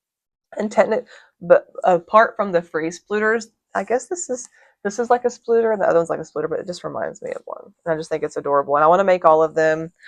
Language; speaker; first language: English; native; English